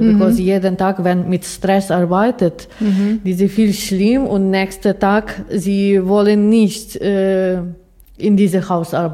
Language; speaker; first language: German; non-native, learner; Ukrainian